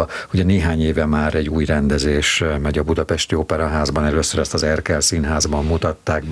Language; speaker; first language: Hungarian; native; Hungarian